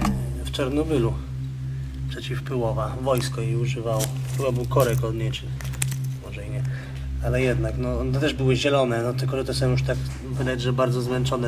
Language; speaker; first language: Polish; native; Polish